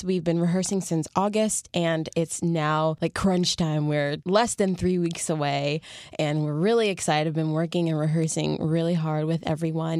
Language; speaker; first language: English; native; English